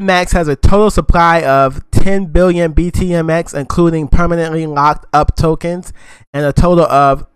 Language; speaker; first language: English; native; English